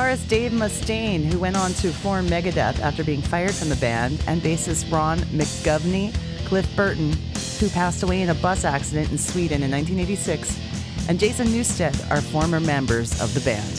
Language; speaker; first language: English; native; English